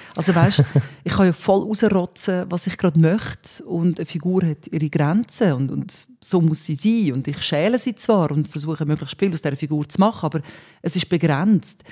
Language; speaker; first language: German; early bilingual, other home language; Swiss German